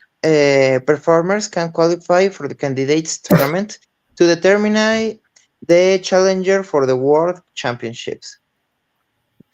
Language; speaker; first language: English; non-native, learner; Spanish